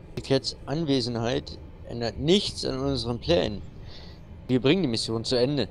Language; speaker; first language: German; native; German